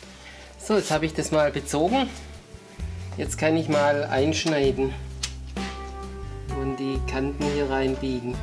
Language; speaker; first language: German; native; German